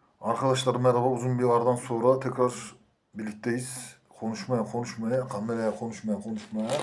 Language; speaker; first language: Turkish; native; Turkish